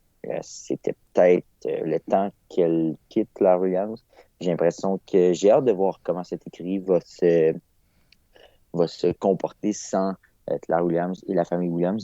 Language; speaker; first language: French; native; French